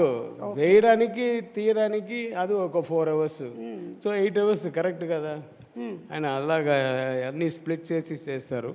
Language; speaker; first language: Telugu; non-native, learner; Tamil